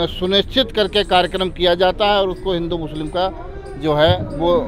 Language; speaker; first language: Hindi; native; Hindi